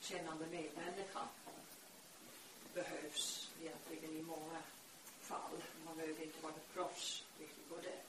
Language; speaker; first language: Swedish; non-native, fluent; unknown